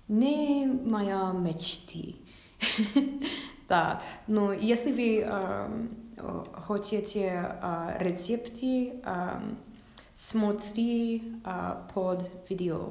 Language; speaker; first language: Russian; non-native, learner; English